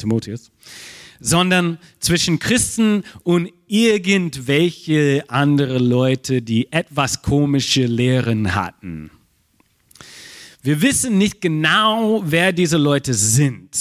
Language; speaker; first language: German; non-native, fluent; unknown